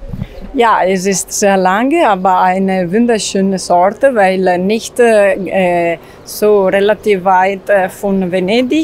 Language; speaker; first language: German; non-native, learner; Italian